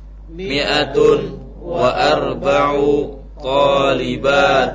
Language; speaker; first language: Arabic; non-native, learner; Indonesian